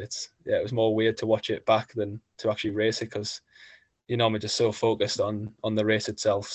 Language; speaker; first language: English; native; English